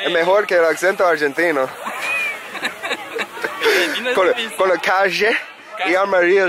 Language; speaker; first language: Spanish; non-native, learner; English